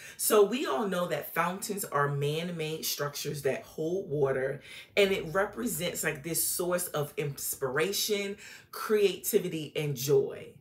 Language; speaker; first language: English; native; English